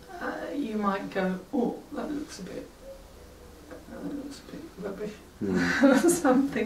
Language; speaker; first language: English; native; English